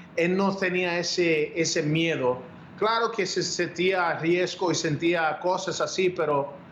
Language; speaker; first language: Spanish; early bilingual, heritage; Spanish